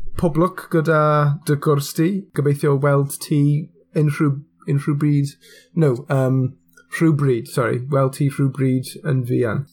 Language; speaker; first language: Welsh; non-native, local second language; English